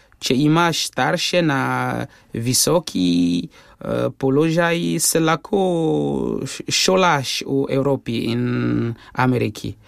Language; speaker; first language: Slovenian; non-native, fluent; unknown